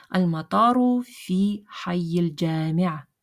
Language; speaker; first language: Arabic; non-native, fluent; Russian